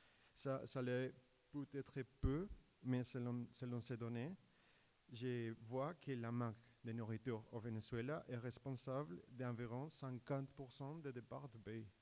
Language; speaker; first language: French; non-native, fluent; Spanish